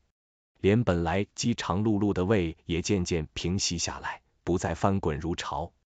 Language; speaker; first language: Chinese; native; Chinese